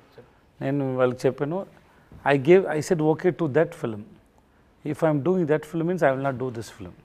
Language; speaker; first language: Telugu; non-native, learner; Tamil